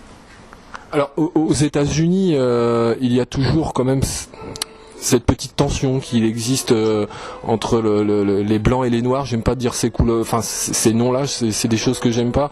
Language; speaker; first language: French; native; French